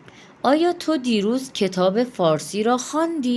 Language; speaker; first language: Persian; non-native, fluent; Urdu